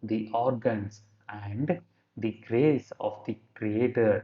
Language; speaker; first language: English; non-native, local second language; Kannada